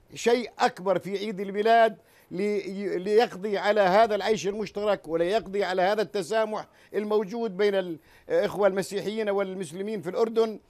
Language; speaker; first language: Arabic; native; Arabic